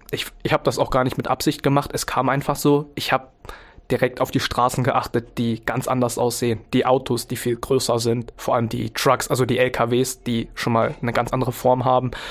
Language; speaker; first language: German; early bilingual, other home language; Vietnamese